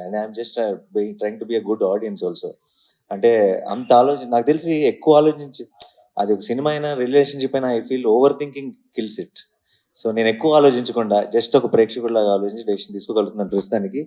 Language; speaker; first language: Telugu; native; Telugu